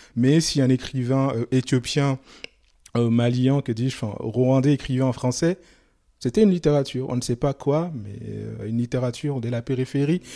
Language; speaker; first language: French; non-native, local second language; Soninke